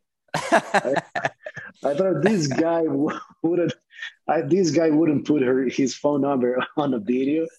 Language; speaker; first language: English; non-native, fluent; Spanish